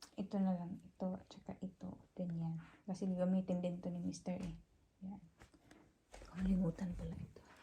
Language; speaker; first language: Filipino; non-native, local second language; Cebuano